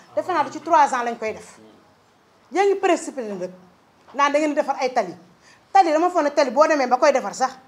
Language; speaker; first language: Wolof; non-native, local second language; Fula